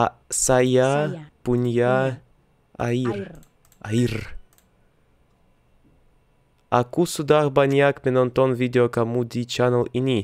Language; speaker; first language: Indonesian; non-native, learner; Russian